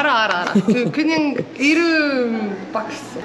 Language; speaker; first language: Korean; non-native, learner; French